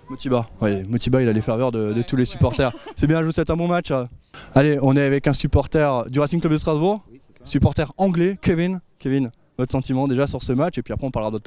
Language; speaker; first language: French; native; French